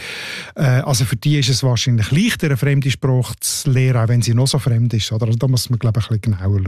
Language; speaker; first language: German; native; German